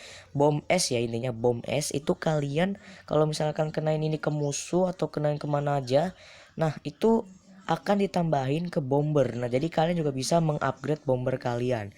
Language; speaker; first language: Indonesian; native; Indonesian